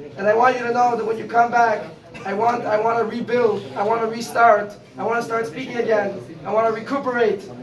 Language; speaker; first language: English; native; English